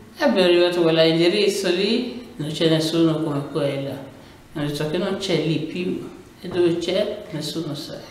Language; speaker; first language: Italian; non-native, learner; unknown